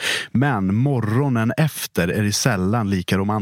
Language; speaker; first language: Swedish; native; Swedish